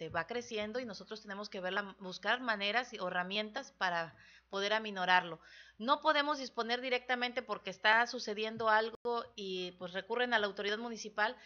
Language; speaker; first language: Spanish; native; Spanish